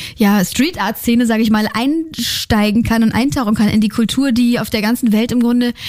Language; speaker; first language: German; native; German